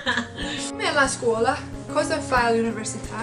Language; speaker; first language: Italian; non-native, learner; English